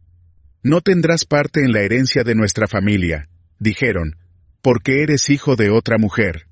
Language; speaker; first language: Spanish; native; Spanish